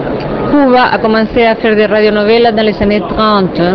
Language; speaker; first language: French; non-native, fluent; Spanish